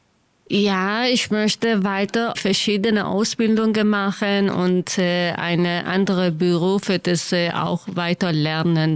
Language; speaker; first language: German; non-native, learner; Kurdish